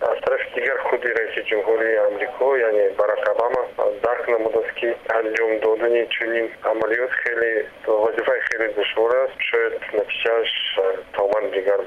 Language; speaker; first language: Tajik; native; Tajik